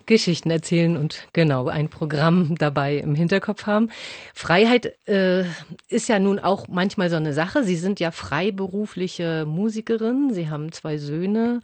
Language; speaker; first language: German; native; German